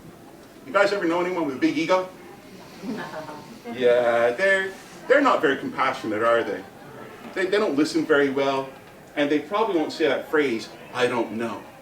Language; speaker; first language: English; native; English